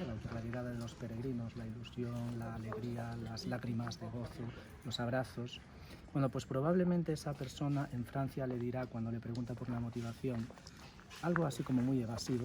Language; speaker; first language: Spanish; native; Spanish